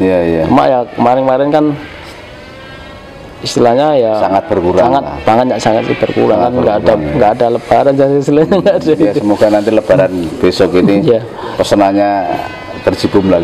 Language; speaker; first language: Indonesian; native; Indonesian